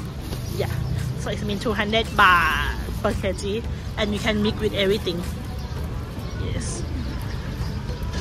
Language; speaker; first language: English; non-native, learner; Thai